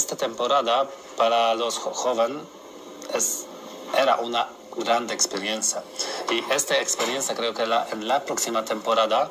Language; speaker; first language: Spanish; non-native, learner; Polish